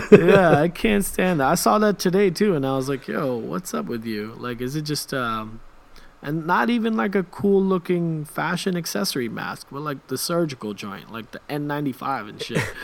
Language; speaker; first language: English; native; English